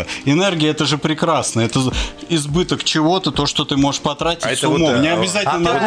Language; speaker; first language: Russian; native; Russian